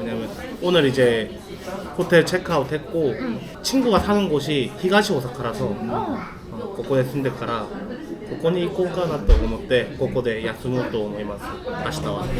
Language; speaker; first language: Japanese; non-native, learner; Korean